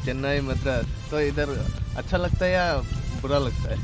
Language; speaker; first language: Hindi; non-native, local second language; Assamese